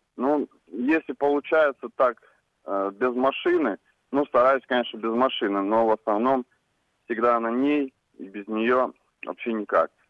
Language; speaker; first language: Russian; native; Russian